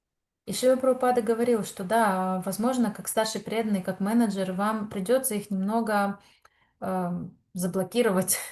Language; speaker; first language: Russian; native; Russian